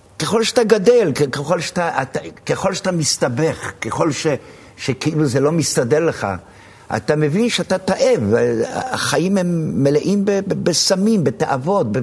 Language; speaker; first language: Hebrew; early bilingual, other home language; Arabic